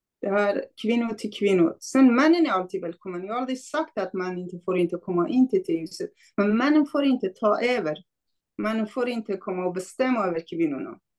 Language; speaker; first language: Swedish; non-native, fluent; Kurdish